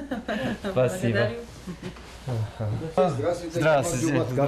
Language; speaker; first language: Russian; non-native, learner; Korean